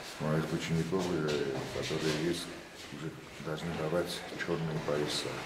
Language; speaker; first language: Russian; non-native, local second language; Armenian